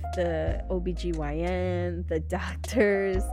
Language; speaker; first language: English; early bilingual, other home language; Spanish